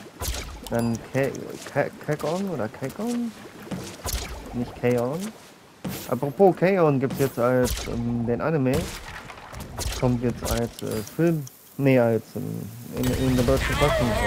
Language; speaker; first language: German; native; German